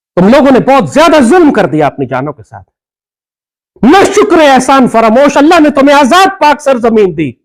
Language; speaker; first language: Urdu; native; Urdu